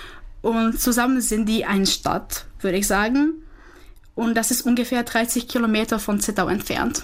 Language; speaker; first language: German; non-native, fluent; Czech